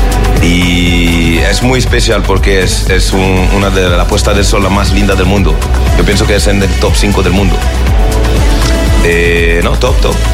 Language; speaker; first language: Spanish; non-native, learner; French